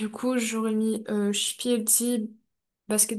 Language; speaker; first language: German; non-native, learner; French